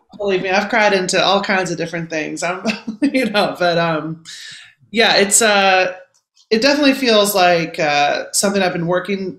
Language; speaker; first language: English; native; English